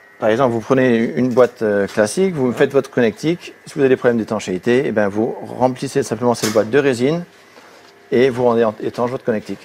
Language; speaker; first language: French; native; French